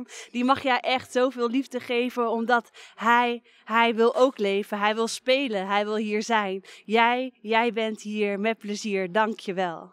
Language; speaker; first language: Dutch; native; Dutch